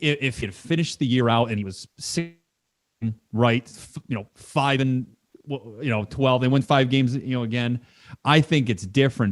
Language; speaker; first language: English; native; English